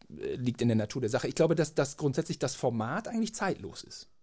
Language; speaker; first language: German; native; German